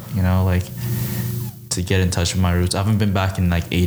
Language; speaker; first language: English; early bilingual, other home language; Chinese